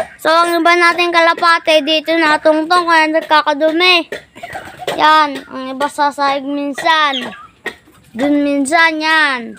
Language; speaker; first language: Filipino; native; Filipino